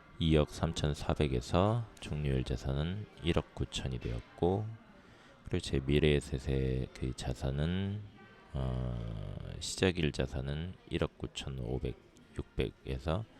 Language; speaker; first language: Korean; native; Korean